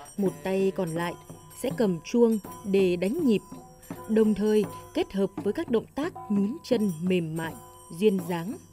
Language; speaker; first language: Vietnamese; native; Vietnamese